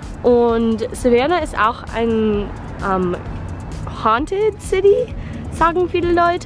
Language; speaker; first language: German; non-native, learner; English